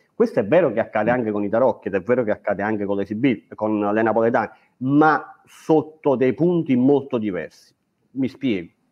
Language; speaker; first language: Italian; native; Italian